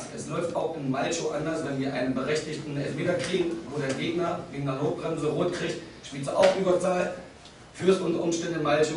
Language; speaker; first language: German; native; German